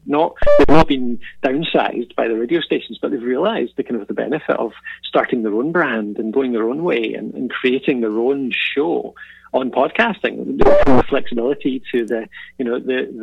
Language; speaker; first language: English; native; English